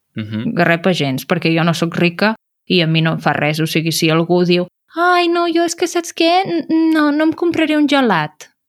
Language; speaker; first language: Catalan; native; Catalan